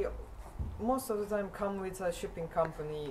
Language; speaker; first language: English; non-native, local second language; Turkish